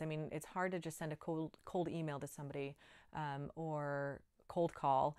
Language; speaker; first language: English; native; English